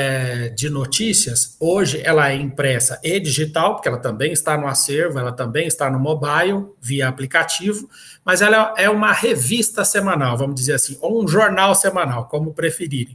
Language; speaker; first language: Portuguese; native; Portuguese